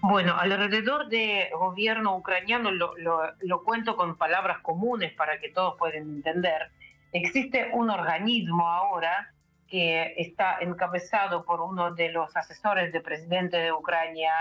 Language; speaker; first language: Spanish; non-native, fluent; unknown